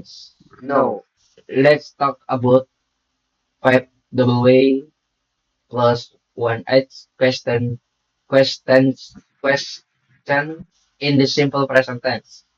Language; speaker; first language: English; non-native, learner; Indonesian